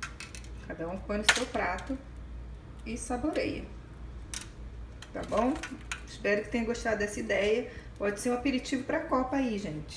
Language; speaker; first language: Portuguese; native; Portuguese